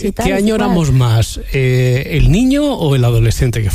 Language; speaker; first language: Spanish; native; Spanish